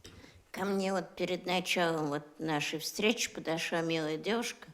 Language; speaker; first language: Russian; native; Russian